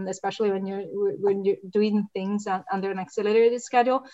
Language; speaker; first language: English; non-native, fluent; Italian